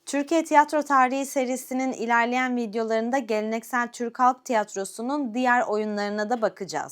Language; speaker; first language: Turkish; native; Turkish